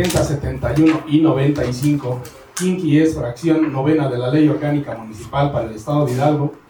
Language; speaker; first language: Spanish; native; Spanish